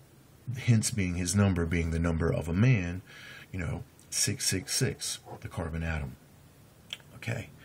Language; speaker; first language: English; native; English